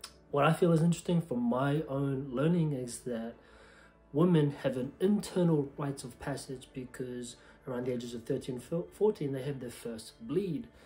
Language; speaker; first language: English; native; English